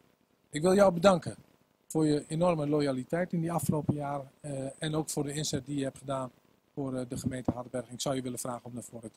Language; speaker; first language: Dutch; native; Dutch